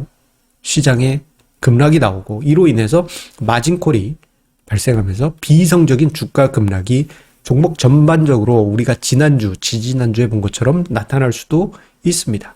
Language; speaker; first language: Korean; native; Korean